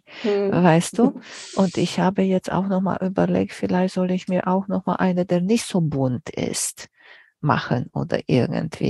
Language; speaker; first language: German; non-native, fluent; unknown